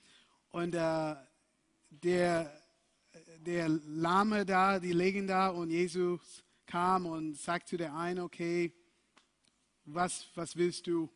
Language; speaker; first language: German; non-native, fluent; English